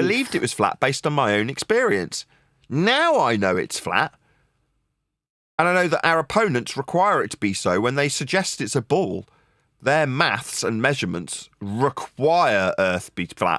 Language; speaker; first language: English; native; English